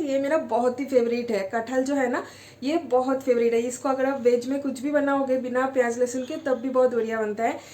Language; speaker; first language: Hindi; non-native, local second language; Bangla